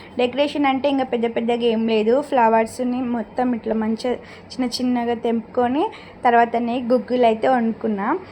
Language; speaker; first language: Telugu; non-native, local second language; Lambadi